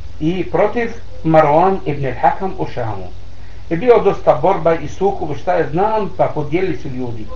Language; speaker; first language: Bosnian; non-native, learner; Arabic